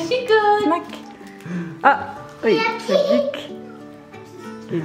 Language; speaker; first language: Swedish; non-native, learner; Japanese